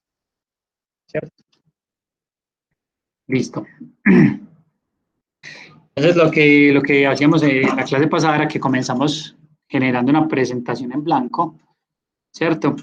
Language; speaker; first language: Spanish; native; Spanish